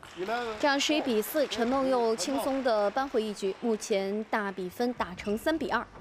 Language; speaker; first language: Chinese; native; Chinese